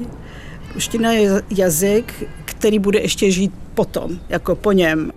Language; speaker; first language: Czech; early bilingual, other home language; Russian